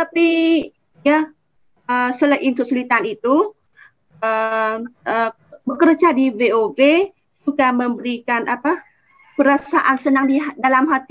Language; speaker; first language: Indonesian; non-native, fluent; Vietnamese